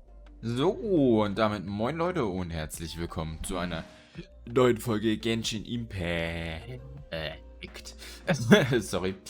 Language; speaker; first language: German; native; German